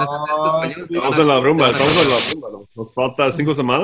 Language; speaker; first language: Spanish; non-native, fluent; English